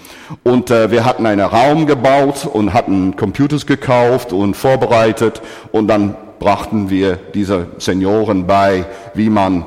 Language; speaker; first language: German; non-native, fluent; English